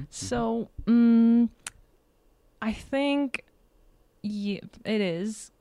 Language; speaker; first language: English; non-native, fluent; German